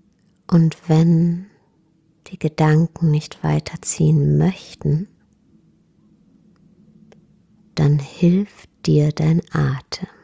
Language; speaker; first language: German; native; German